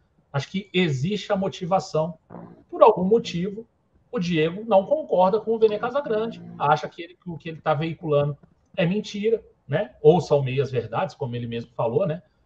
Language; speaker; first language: Portuguese; native; Portuguese